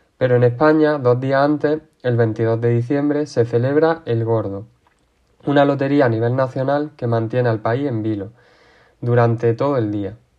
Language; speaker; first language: Spanish; native; Spanish